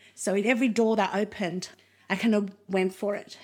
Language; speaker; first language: English; non-native, fluent; Spanish